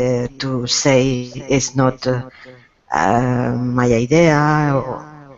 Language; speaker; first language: English; non-native, learner; Spanish